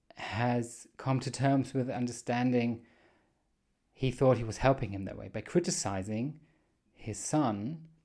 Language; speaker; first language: English; non-native, fluent; German